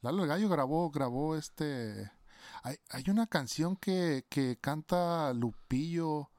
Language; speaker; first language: Spanish; early bilingual, other home language; English